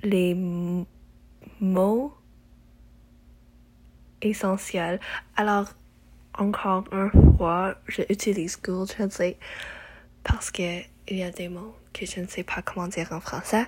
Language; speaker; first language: French; non-native, learner; English